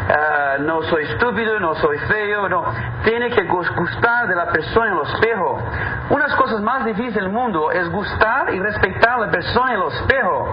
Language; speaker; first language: Spanish; non-native, fluent; Portuguese